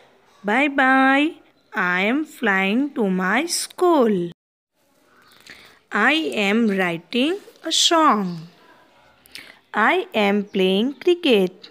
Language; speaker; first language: English; non-native, local second language; Gujarati